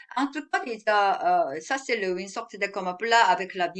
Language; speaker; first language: French; non-native, fluent; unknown